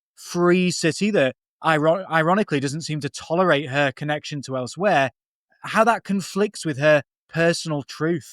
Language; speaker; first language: English; native; English